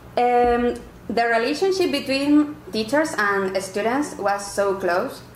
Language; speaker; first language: English; non-native, fluent; Spanish